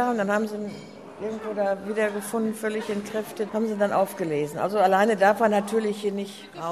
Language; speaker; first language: German; native; German